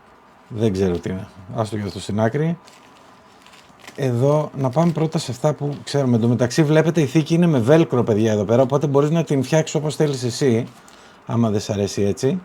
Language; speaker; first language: Greek; native; Greek